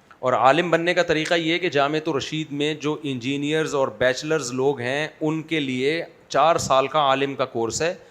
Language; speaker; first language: Urdu; native; Urdu